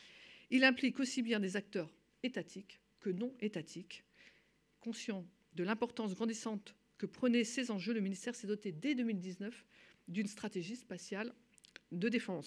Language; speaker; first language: French; native; French